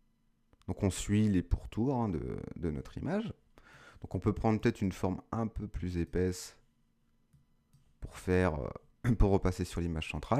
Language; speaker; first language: French; native; French